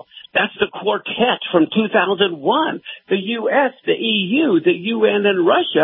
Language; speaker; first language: English; native; English